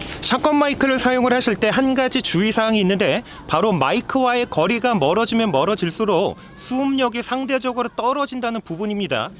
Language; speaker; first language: Korean; native; Korean